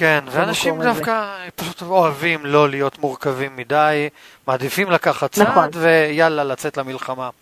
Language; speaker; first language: Hebrew; native; Hebrew